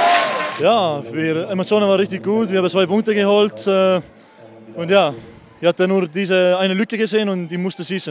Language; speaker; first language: German; non-native, learner; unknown